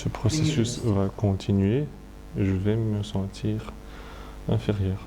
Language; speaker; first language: French; non-native, fluent; Russian